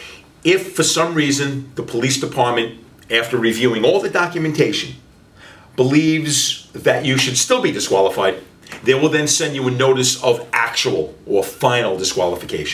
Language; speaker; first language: English; native; English